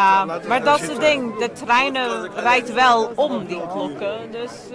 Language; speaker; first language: Dutch; non-native, fluent; English